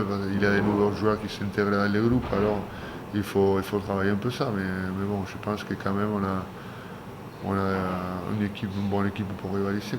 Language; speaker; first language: French; non-native, fluent; Spanish